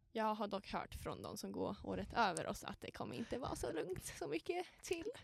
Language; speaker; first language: Swedish; native; Swedish